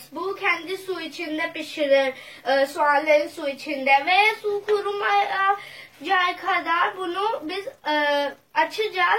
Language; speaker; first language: Turkish; non-native, learner; Urdu